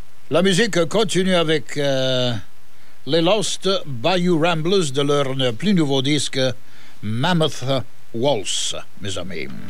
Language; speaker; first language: French; early bilingual, heritage; French